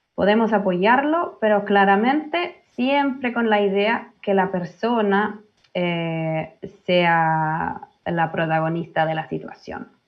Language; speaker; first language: Spanish; early bilingual, heritage; Finnish